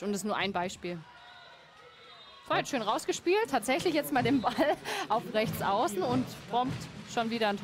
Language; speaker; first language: German; native; German